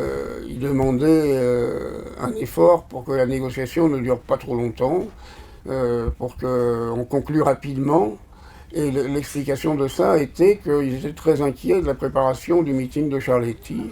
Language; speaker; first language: French; native; French